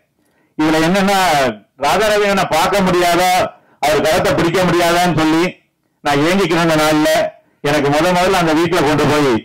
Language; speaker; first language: Tamil; native; Tamil